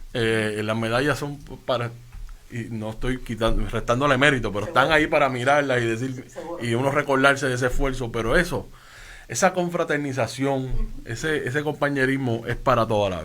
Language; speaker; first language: Spanish; native; Spanish